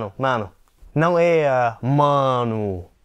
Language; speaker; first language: Portuguese; non-native, learner; English